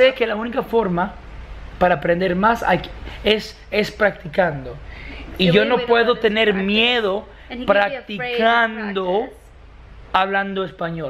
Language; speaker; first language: Spanish; non-native, learner; English